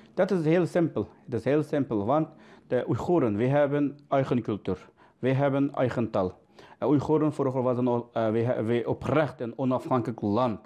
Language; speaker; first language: Dutch; non-native, learner; Uyghur